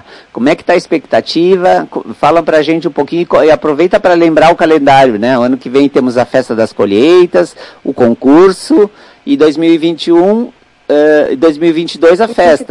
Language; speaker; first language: Portuguese; native; Portuguese